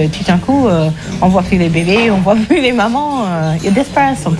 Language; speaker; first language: French; non-native, fluent; English